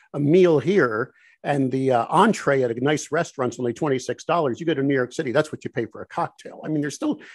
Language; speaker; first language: English; native; English